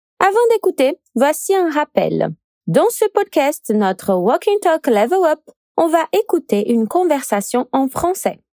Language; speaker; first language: French; non-native, fluent; Portuguese